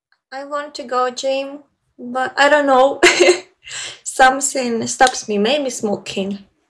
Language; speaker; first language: English; non-native, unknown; Ukrainian